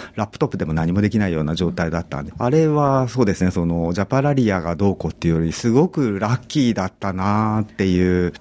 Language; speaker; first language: Japanese; native; Japanese